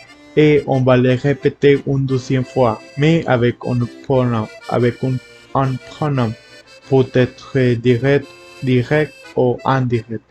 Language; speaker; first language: French; non-native, learner; Spanish